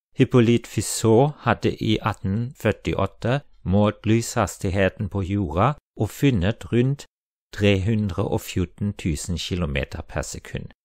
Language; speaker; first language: Norwegian; non-native, fluent; German